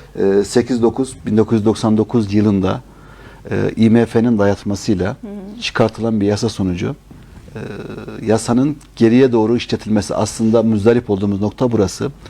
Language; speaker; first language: Turkish; native; Turkish